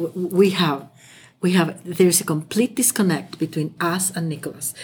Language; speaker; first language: English; non-native, fluent; Spanish